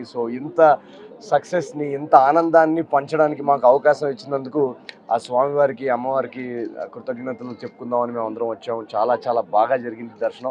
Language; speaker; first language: Telugu; native; Telugu